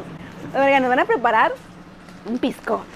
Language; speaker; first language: Spanish; native; Spanish